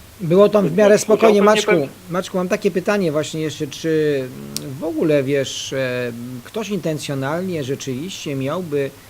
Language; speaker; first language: Polish; native; Polish